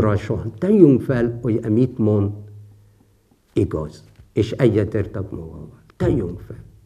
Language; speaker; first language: Hungarian; non-native, fluent; Arabic